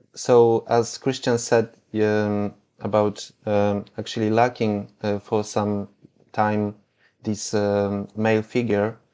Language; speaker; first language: English; non-native, fluent; Polish